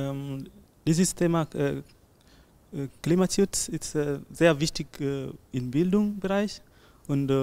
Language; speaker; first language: German; non-native, learner; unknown